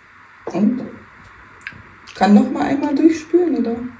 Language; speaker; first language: German; non-native, learner; Filipino